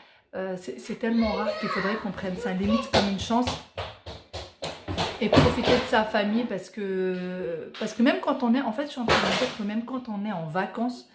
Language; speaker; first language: French; native; French